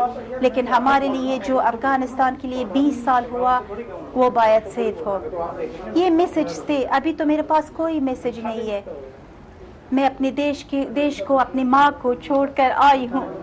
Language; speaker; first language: Hindi; non-native, fluent; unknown